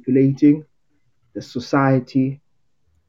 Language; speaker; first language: English; non-native, local second language; Xhosa